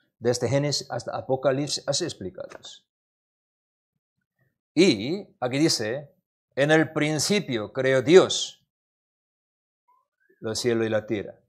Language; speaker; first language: Spanish; non-native, learner; Korean